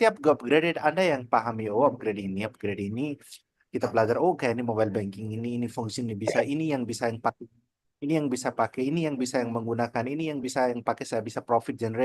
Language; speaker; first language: Indonesian; non-native, learner; Nepali